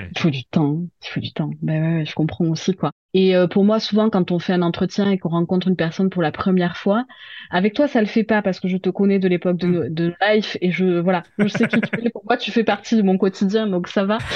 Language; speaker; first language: French; native; French